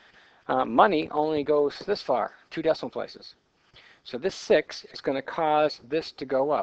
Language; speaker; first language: English; native; English